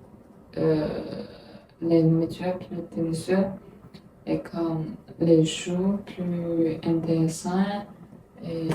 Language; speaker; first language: French; non-native, learner; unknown